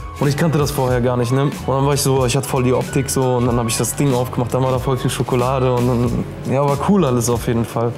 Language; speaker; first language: German; early bilingual, other home language; Russian